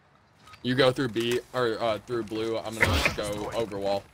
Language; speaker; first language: English; native; English